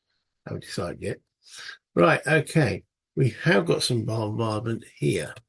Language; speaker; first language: English; native; English